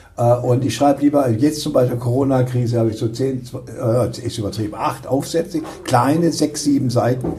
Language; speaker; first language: German; native; German